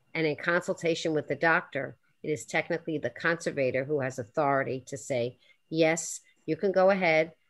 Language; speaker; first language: English; native; English